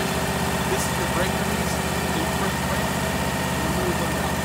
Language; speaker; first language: English; native; English